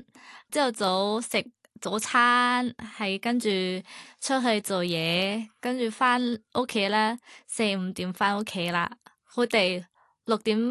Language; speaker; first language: Cantonese; non-native, fluent; Thai